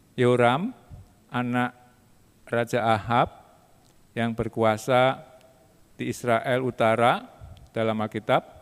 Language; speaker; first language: Indonesian; native; Indonesian